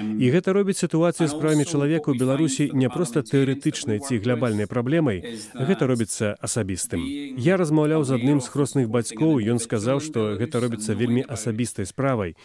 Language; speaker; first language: Belarusian; non-native, fluent; English